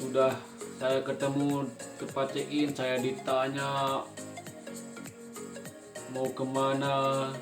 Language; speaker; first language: Indonesian; non-native, local second language; Sasak